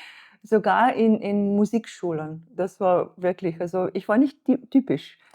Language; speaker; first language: German; non-native, fluent; Slovenian